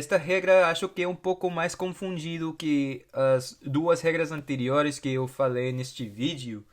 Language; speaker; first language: Portuguese; non-native, fluent; English